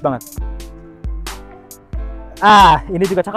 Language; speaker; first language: Indonesian; native; Indonesian